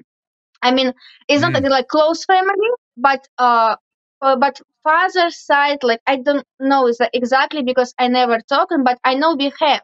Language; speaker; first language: English; non-native, learner; Russian